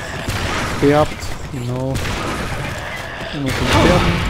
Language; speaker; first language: German; native; German